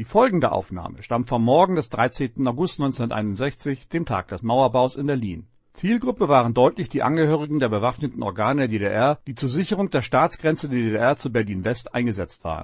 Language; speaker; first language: German; native; German